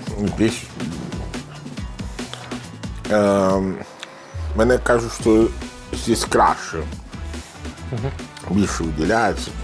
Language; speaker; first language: Ukrainian; non-native, learner; Italian